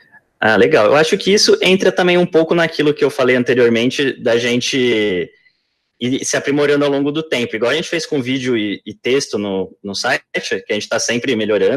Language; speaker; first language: Portuguese; native; Portuguese